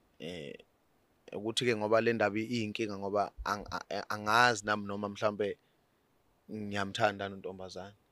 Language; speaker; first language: Zulu; native; Zulu